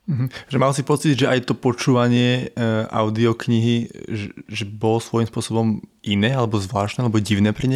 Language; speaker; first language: Slovak; native; Slovak